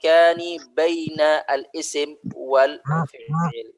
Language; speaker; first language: Arabic; non-native, fluent; Indonesian